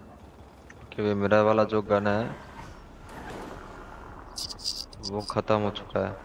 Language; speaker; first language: Hindi; native; Hindi